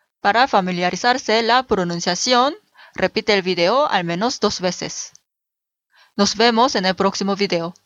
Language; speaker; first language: Spanish; non-native, fluent; Korean